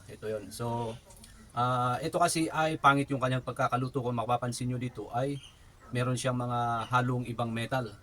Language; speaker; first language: Filipino; native; Filipino